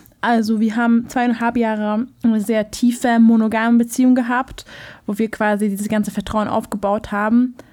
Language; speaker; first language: German; non-native, fluent; Hungarian